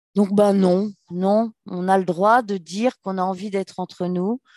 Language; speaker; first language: French; native; French